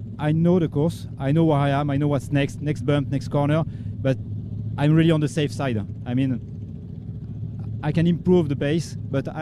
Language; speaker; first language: English; non-native, learner; French